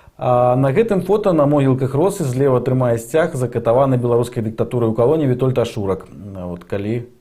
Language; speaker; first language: Belarusian; non-native, local second language; Russian